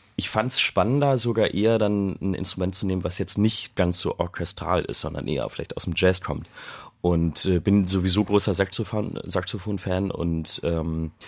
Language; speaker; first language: German; native; German